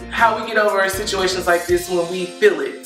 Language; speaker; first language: English; native; English